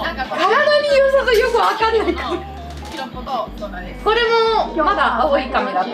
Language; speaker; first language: Japanese; non-native, fluent; Italian